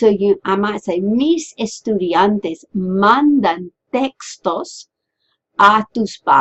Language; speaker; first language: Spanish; non-native, fluent; English